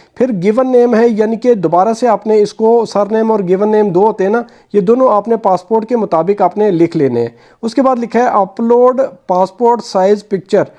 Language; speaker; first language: Urdu; native; Urdu